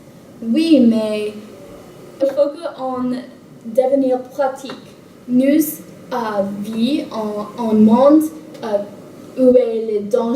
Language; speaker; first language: French; non-native, learner; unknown